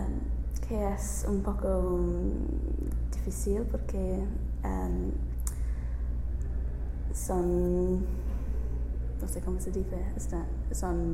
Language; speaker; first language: Spanish; non-native, learner; English